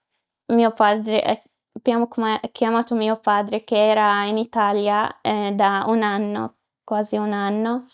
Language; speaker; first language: Italian; non-native, learner; Arabic